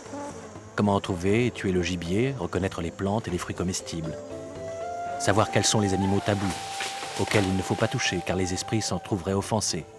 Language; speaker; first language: French; native; French